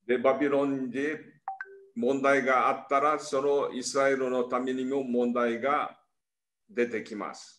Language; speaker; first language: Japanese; early bilingual, heritage; Portuguese